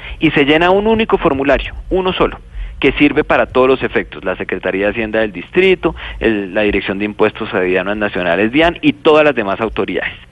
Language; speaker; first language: Spanish; native; Spanish